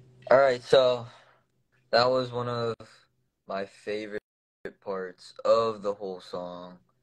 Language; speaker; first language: English; early bilingual, other home language; Korean